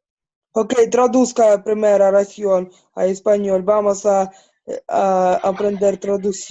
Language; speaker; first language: Spanish; non-native, learner; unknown